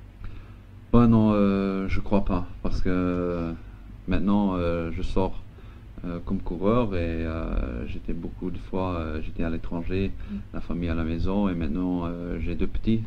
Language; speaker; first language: French; non-native, local second language; Luxembourgish